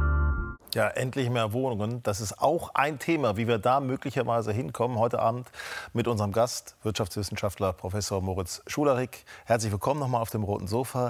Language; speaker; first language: German; native; German